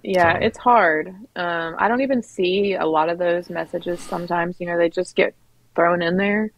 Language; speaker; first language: English; native; English